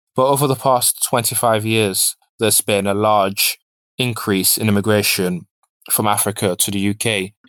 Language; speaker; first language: English; early bilingual, other home language; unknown